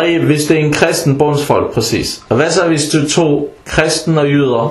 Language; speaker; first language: Danish; non-native, fluent; Arabic